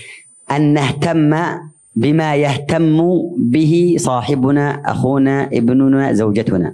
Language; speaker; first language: Arabic; native; Arabic